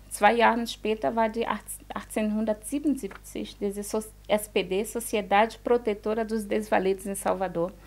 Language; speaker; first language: German; non-native, fluent; Portuguese